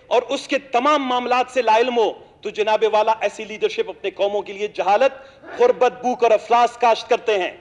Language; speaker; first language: Urdu; non-native, local second language; Baluchi